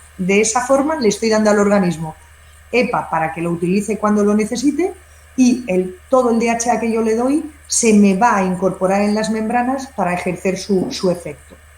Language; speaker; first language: Spanish; native; Spanish